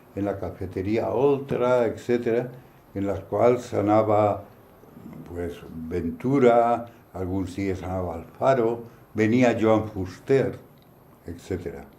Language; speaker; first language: Catalan; non-native, local second language; Spanish